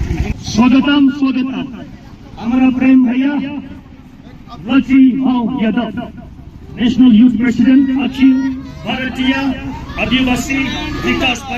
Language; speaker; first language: Hindi; non-native, local second language; Thado Chin